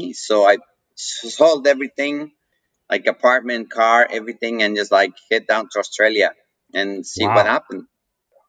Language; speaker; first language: English; non-native, fluent; Spanish